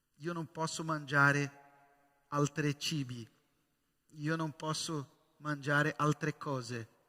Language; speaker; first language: Italian; non-native, fluent; Portuguese